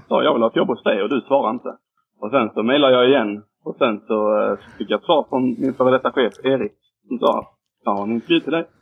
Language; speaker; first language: Swedish; native; Swedish